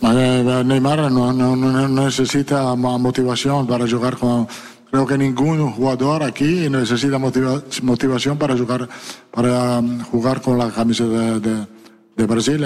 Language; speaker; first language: Spanish; non-native, fluent; Italian